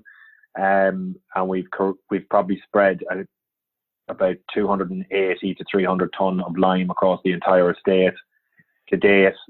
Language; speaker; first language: English; native; English